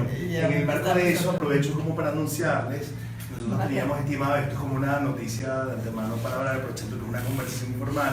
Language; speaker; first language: Spanish; native; Spanish